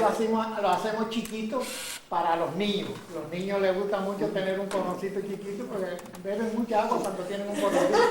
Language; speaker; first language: Spanish; native; Spanish